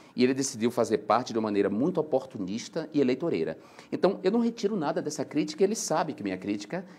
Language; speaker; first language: Portuguese; native; Portuguese